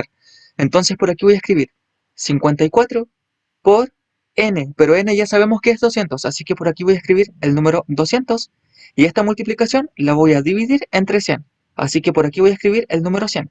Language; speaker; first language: Spanish; native; Spanish